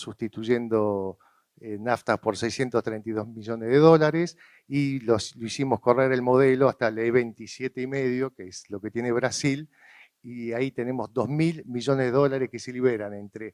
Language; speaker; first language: Spanish; native; Spanish